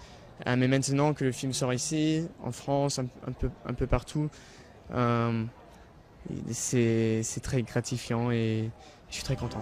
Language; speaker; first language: French; early bilingual, heritage; English